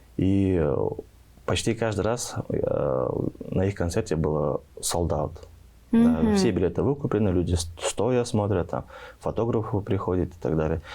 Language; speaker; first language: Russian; non-native, local second language; Tuvinian